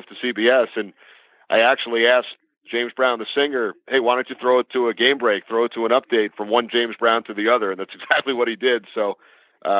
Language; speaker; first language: English; native; English